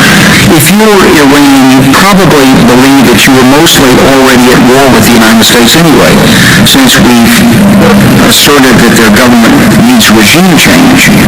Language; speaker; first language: English; native; English